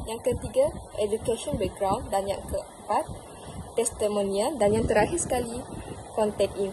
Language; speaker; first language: Malay; native; Malay